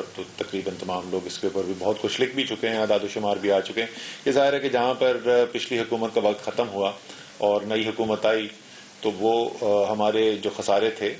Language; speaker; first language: Urdu; native; Urdu